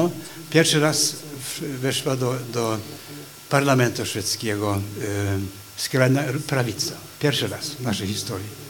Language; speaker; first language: Polish; non-native, fluent; Swedish